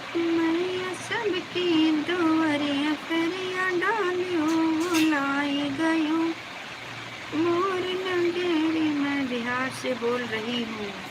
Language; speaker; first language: Hindi; native; Hindi